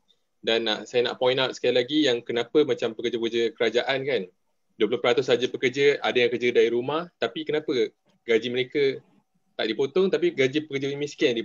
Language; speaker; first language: Malay; native; Malay